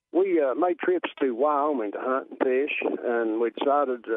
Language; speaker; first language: English; native; English